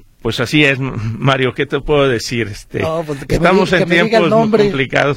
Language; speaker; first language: Spanish; native; Spanish